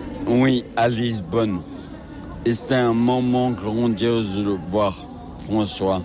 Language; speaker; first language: French; native; French